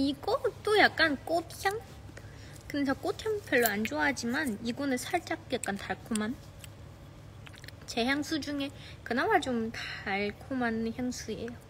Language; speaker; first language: Korean; non-native, fluent; Chinese